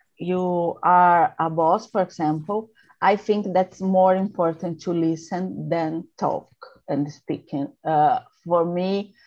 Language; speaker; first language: English; non-native, learner; Portuguese